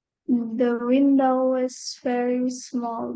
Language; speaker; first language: English; non-native, learner; Indonesian